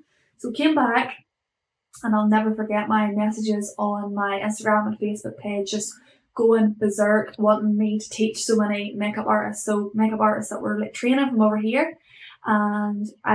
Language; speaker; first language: English; native; English